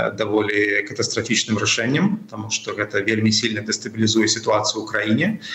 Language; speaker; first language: Belarusian; non-native, local second language; Russian